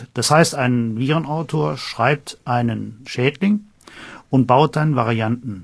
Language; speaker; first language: German; native; German